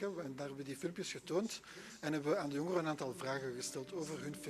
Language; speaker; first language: Dutch; native; Dutch